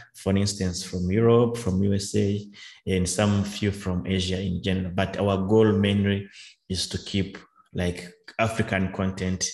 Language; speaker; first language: English; non-native, local second language; Kinyarwanda